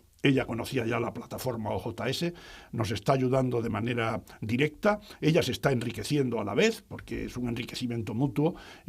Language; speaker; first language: Spanish; native; Spanish